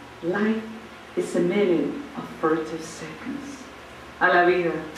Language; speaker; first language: English; non-native, local second language; Spanish